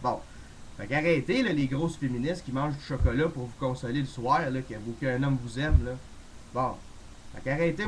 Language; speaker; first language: French; native; French